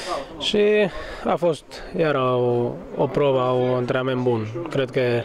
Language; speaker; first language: Romanian; non-native, fluent; Arabic